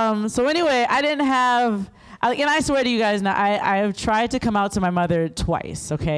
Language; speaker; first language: English; native; English